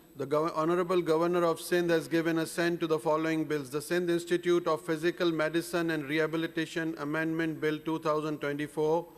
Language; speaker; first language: English; non-native, local second language; Urdu